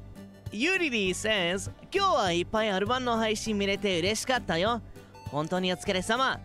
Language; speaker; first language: Japanese; non-native, learner; English